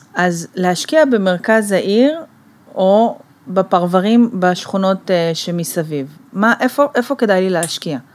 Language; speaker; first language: Hebrew; native; Hebrew